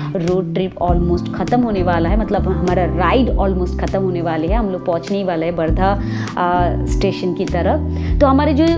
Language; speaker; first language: Hindi; non-native, local second language; Marathi